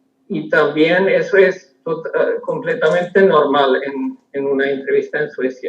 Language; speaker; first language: Spanish; non-native, fluent; Swedish